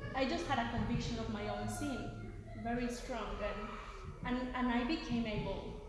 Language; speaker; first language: English; non-native, fluent; Spanish